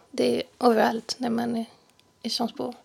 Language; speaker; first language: Swedish; non-native, fluent; French